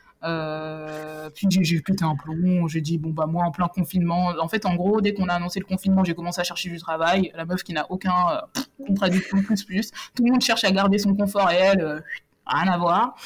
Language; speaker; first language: French; native; French